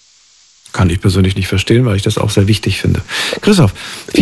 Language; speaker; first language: German; native; German